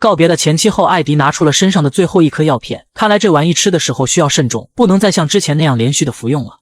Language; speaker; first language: Chinese; native; Chinese